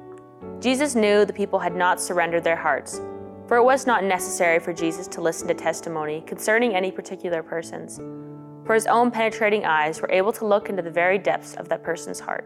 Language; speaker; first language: English; native; English